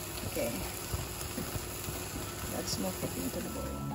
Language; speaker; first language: English; non-native, fluent; Indonesian